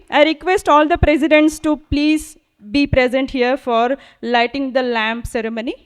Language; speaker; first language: English; non-native, local second language; Kannada